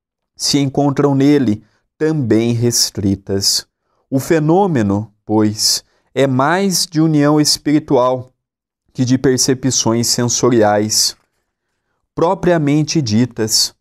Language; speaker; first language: Portuguese; native; Portuguese